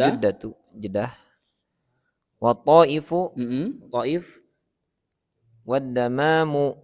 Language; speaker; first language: Arabic; non-native, learner; Indonesian